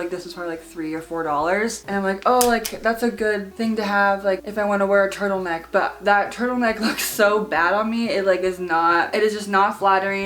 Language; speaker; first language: English; native; English